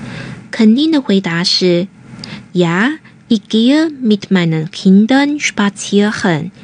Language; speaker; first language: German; non-native, fluent; Chinese